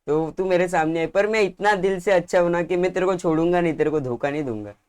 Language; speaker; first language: Hindi; non-native, local second language; Marathi